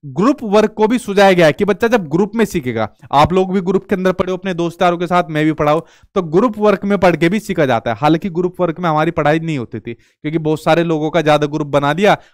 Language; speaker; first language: Hindi; native; Hindi